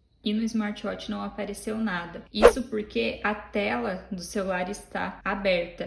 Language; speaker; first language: Portuguese; native; Portuguese